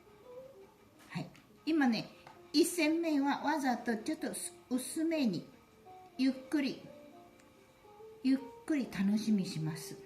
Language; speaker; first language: Japanese; non-native, fluent; Chinese